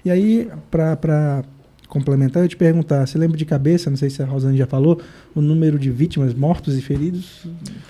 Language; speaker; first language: Portuguese; native; Portuguese